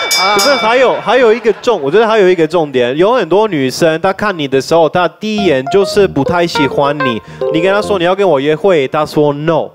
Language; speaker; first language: Chinese; non-native, fluent; Italian